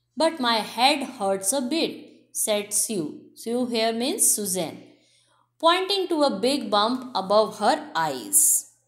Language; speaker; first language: English; non-native, local second language; Hindi